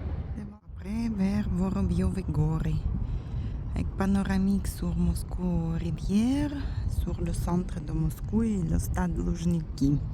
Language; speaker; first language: French; non-native, fluent; Russian